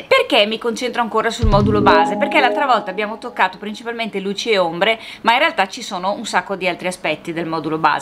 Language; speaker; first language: Italian; native; Italian